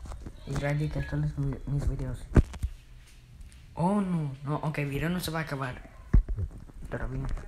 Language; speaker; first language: Spanish; early bilingual, heritage; Spanish